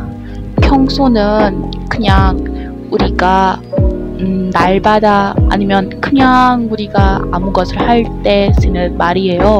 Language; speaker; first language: Korean; non-native, learner; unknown